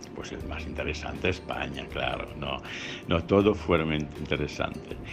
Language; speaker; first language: Spanish; non-native, learner; Italian